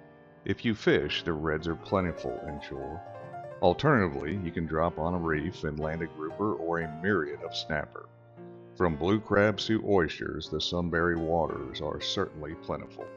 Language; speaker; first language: English; native; English